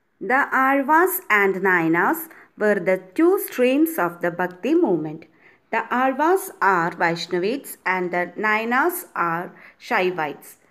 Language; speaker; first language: English; non-native, local second language; Malayalam